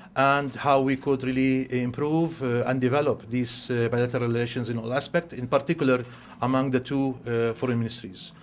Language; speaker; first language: English; non-native, fluent; Arabic